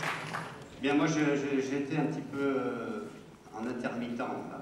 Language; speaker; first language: French; native; French